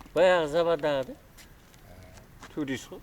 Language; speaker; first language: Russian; non-native, local second language; Kara-Kalpak